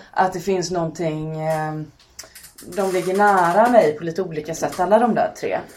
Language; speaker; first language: Swedish; native; Swedish